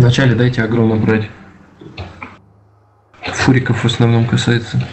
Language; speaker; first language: Russian; native; Russian